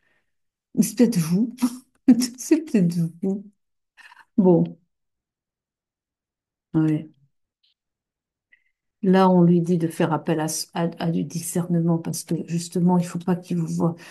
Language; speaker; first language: French; native; French